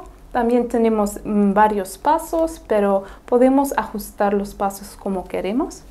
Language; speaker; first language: Spanish; non-native, fluent; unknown